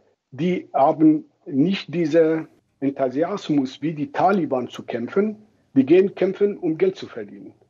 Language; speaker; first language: German; non-native, fluent; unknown